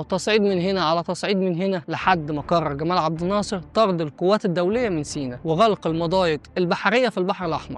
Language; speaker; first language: Arabic; native; Arabic